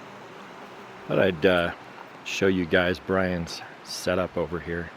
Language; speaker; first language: English; native; English